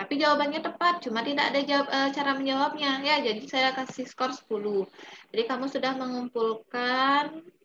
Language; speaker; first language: Indonesian; non-native, local second language; Balinese